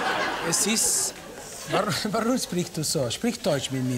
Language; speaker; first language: German; non-native, fluent; Spanish